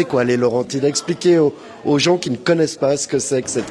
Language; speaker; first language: French; native; French